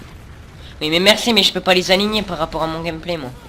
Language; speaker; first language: French; native; French